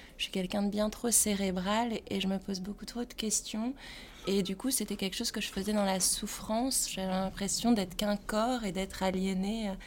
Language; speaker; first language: French; native; French